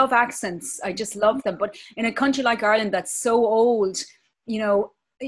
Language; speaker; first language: English; native; English